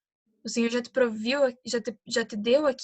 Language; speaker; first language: Portuguese; native; Portuguese